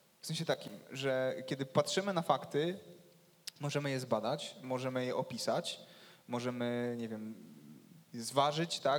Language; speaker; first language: Polish; native; Polish